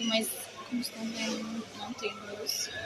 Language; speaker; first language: Portuguese; early bilingual, heritage; Portuguese